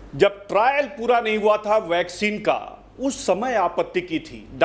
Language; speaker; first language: Hindi; native; Hindi